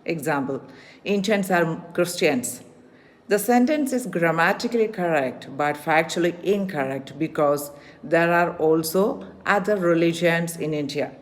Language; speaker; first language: English; non-native, local second language; Malayalam